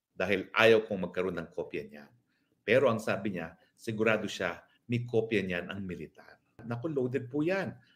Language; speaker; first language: Filipino; native; Filipino